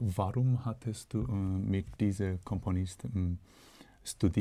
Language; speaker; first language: German; non-native, learner; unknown